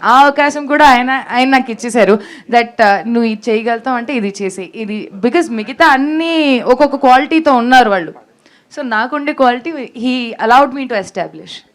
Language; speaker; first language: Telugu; non-native, fluent; Hindi